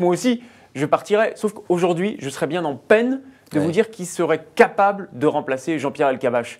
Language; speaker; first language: French; native; French